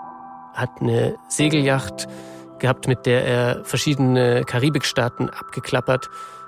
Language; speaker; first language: German; native; German